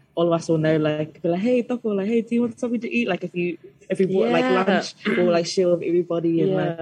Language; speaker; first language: English; native; English